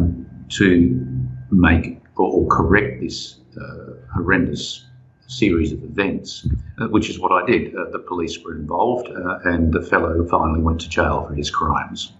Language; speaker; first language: English; native; English